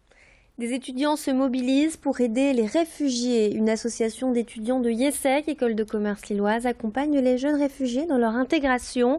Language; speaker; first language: French; native; French